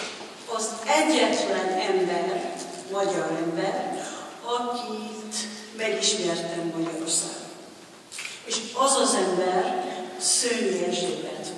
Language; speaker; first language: Hungarian; non-native, fluent; English